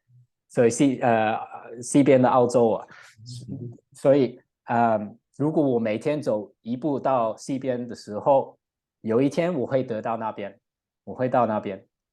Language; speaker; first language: Chinese; non-native, learner; English